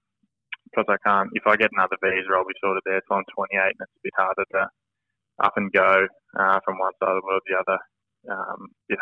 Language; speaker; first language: English; native; English